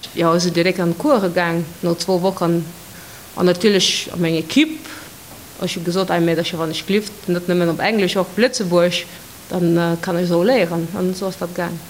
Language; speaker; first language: Luxembourgish; non-native, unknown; Bulgarian